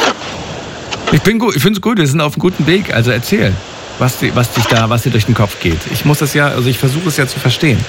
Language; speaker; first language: German; native; German